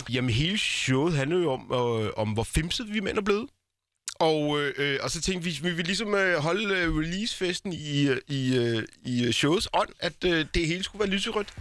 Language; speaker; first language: Danish; early bilingual, other home language; Arabic